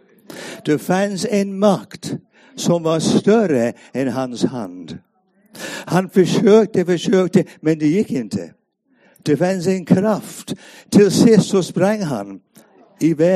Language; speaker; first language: Swedish; non-native, fluent; English